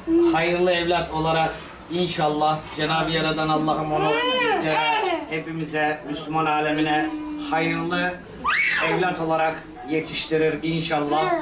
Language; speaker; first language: Turkish; native; Turkish